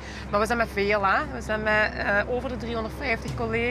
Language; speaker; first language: Dutch; native; Dutch